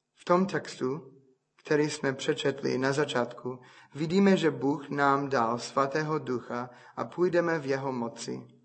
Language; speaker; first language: Czech; non-native, fluent; English